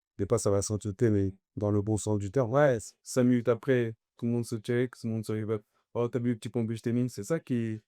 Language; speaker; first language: French; early bilingual, other home language; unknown